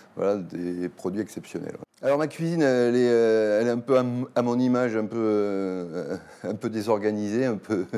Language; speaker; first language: French; native; French